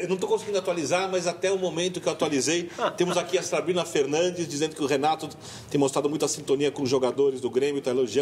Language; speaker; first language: Portuguese; native; Portuguese